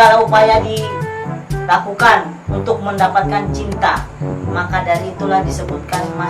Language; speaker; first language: Indonesian; non-native, local second language; Javanese